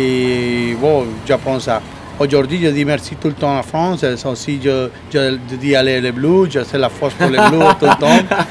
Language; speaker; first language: French; non-native, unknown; Spanish